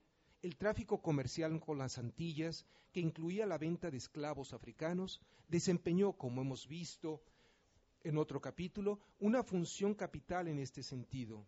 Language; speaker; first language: Spanish; native; Spanish